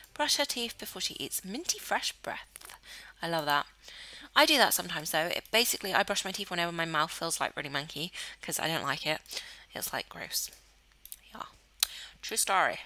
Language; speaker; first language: English; native; English